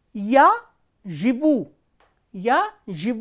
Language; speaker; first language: Russian; non-native, fluent; Hindi